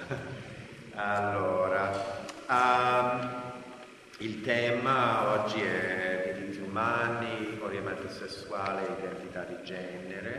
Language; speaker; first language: Italian; non-native, fluent; English